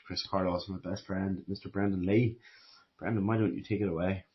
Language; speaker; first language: English; native; English